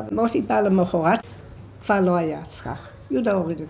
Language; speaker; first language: Hebrew; non-native, fluent; English